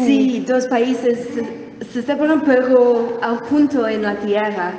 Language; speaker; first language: Spanish; non-native, learner; English